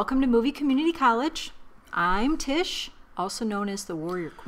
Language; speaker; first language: English; native; English